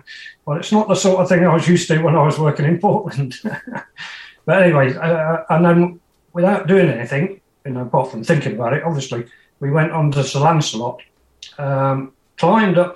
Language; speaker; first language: English; native; English